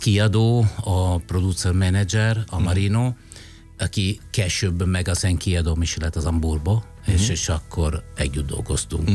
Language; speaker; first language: Hungarian; non-native, fluent; Italian